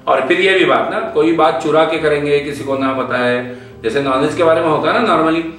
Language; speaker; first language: Hindi; non-native, local second language; Marathi